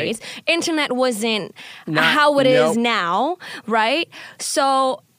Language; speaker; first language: English; non-native, fluent; Indonesian